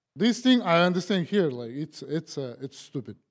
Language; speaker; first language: English; non-native, learner; Kazakh